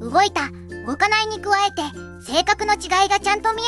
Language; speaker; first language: Japanese; native; Japanese